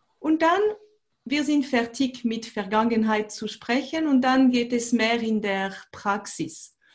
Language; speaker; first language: German; non-native, fluent; French